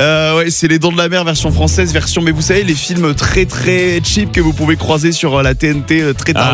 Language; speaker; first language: French; native; French